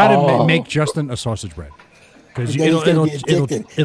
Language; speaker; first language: English; native; English